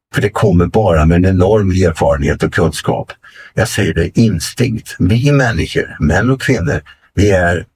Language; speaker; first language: Swedish; native; Swedish